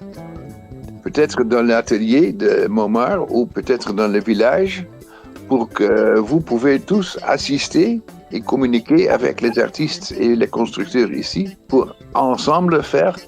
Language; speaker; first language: French; non-native, fluent; Dutch